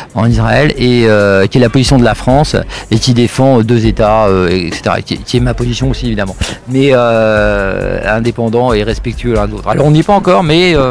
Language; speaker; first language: French; native; French